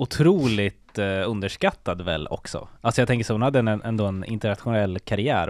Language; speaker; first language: Swedish; native; Swedish